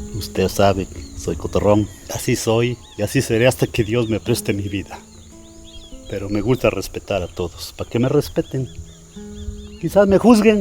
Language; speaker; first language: Spanish; native; Spanish